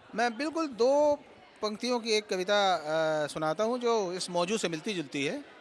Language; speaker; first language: Hindi; native; Hindi